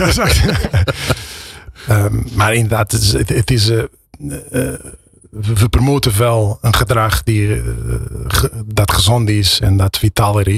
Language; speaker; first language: Dutch; non-native, fluent; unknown